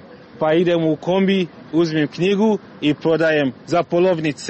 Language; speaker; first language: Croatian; non-native, learner; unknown